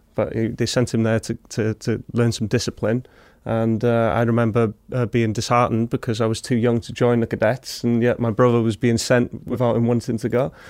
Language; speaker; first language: English; native; English